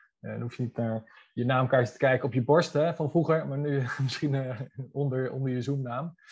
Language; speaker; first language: Dutch; native; Dutch